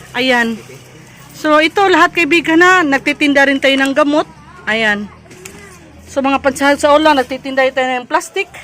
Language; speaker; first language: Filipino; non-native, local second language; Cebuano